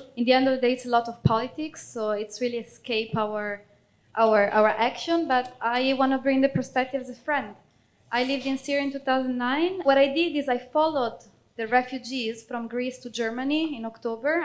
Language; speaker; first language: English; non-native, fluent; Italian